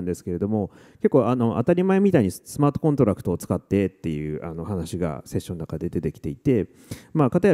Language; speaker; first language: Japanese; native; Japanese